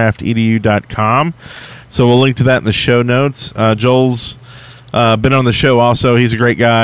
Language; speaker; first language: English; native; English